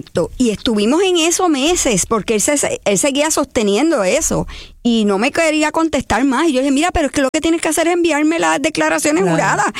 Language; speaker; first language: Spanish; native; Spanish